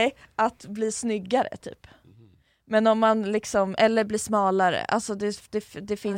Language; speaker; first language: Swedish; native; Swedish